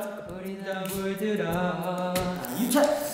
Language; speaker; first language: Korean; native; Korean